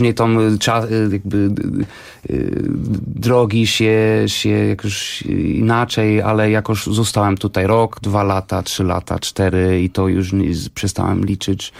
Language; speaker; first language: Polish; non-native, fluent; Portuguese